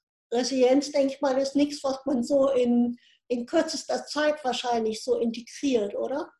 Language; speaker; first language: German; native; German